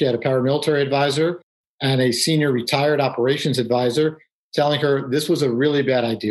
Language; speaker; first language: English; native; English